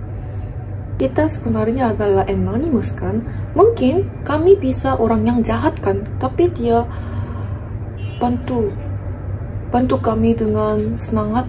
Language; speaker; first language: Indonesian; non-native, fluent; Korean